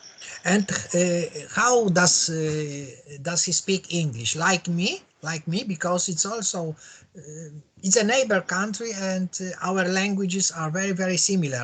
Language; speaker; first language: English; non-native, learner; Polish